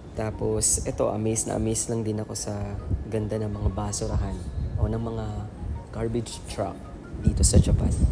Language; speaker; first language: Filipino; non-native, local second language; Iloko